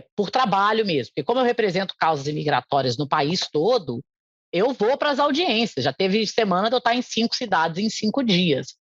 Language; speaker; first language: Portuguese; native; Portuguese